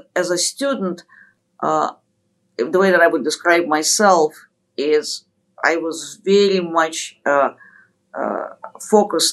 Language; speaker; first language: English; non-native, fluent; Ukrainian